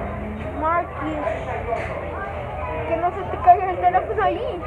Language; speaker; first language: Spanish; native; Spanish